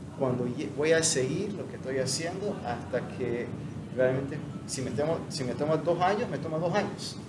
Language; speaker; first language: Spanish; non-native, fluent; English